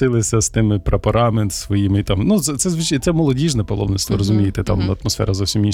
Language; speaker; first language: Ukrainian; native; Ukrainian